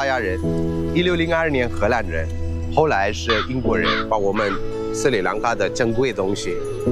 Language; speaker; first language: Chinese; non-native, fluent; Sinhala